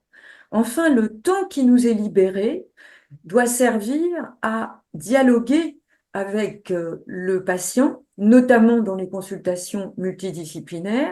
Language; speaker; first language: French; native; French